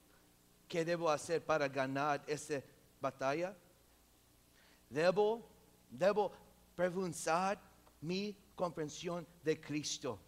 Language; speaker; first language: Spanish; non-native, local second language; English